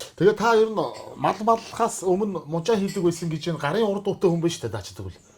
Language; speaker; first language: Mongolian; native; Mongolian